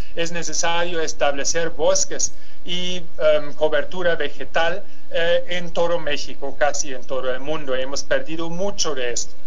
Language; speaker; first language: Spanish; non-native, fluent; German